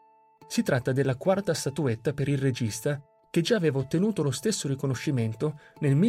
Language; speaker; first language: Italian; native; Italian